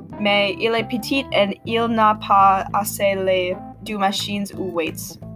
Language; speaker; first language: French; non-native, learner; English